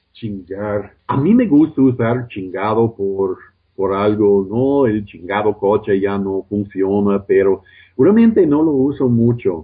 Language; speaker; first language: Spanish; non-native, fluent; English